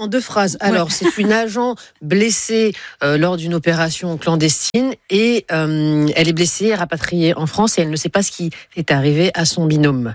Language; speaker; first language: French; native; French